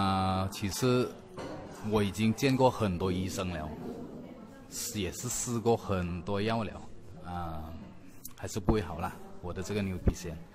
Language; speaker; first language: Chinese; early bilingual, heritage; Chinese